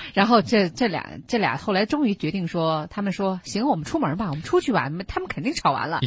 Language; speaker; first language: Chinese; native; Chinese